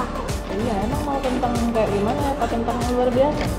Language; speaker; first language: Indonesian; native; Indonesian